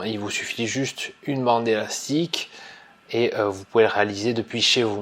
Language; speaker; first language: French; native; French